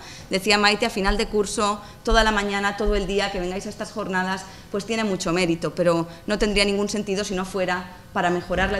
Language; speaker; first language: Spanish; native; Spanish